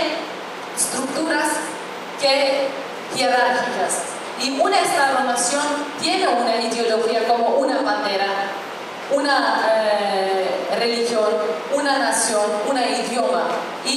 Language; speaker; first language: Spanish; non-native, fluent; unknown